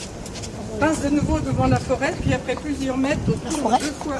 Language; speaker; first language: French; native; French